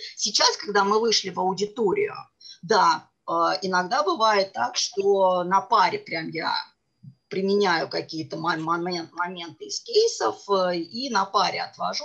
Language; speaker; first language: Russian; native; Russian